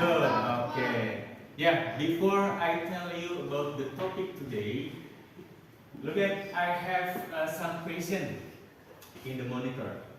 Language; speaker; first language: English; non-native, learner; Indonesian